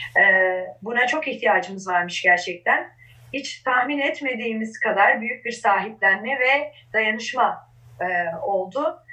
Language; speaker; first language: Turkish; non-native, local second language; Kurdish